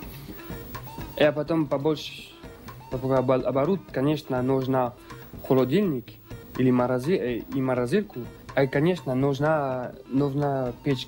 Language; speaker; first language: Russian; non-native, learner; French